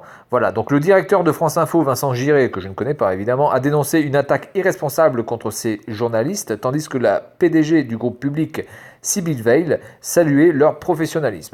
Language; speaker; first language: French; native; French